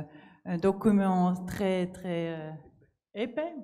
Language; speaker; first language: French; non-native, learner; German